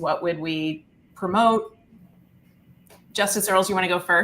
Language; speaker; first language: English; native; English